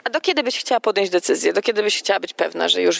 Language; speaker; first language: Polish; native; Polish